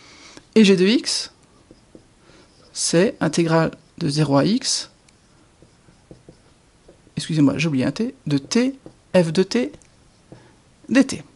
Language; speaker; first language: French; native; French